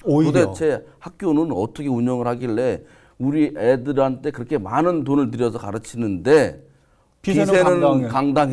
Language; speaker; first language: Korean; native; Korean